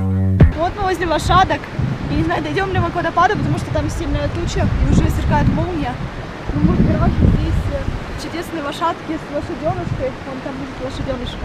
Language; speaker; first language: Russian; native; Russian